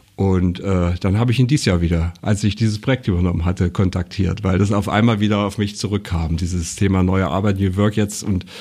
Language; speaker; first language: German; native; German